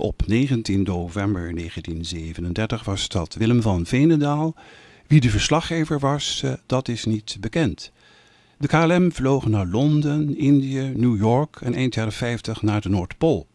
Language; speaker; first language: Dutch; native; Dutch